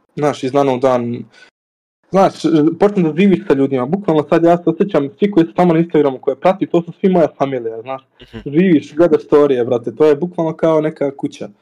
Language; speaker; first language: Serbian; native; Serbian